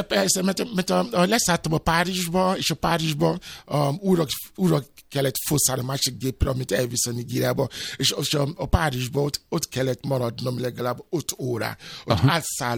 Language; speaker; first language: Hungarian; non-native, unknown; Yoruba